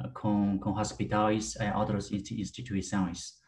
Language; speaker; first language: Portuguese; non-native, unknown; Chinese